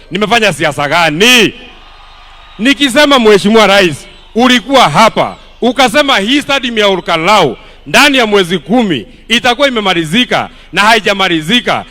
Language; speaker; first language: Swahili; non-native, local second language; Kikuyu